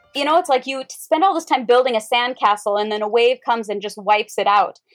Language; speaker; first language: English; native; English